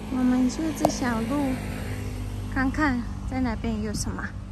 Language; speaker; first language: Chinese; non-native, fluent; Russian